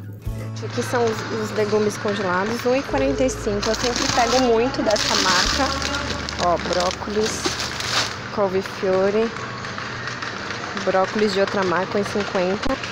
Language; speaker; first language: Portuguese; native; Portuguese